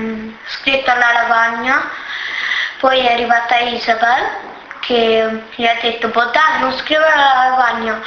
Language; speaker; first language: Italian; early bilingual, other home language; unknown